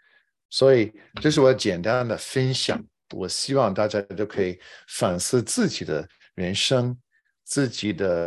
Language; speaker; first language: Chinese; non-native, fluent; English